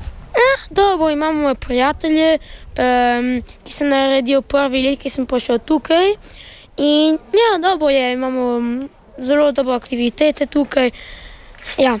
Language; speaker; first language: Slovenian; early bilingual, heritage; Italian